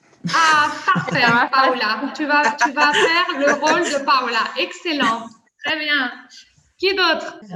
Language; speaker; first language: French; non-native, fluent; Spanish